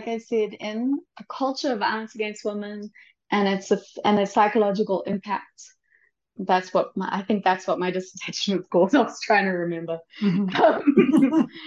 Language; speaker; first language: English; native; English